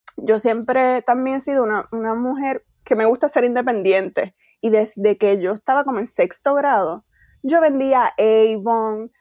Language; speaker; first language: Spanish; native; Spanish